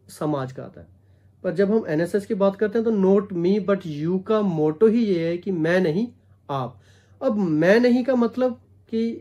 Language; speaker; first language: Hindi; non-native, local second language; Punjabi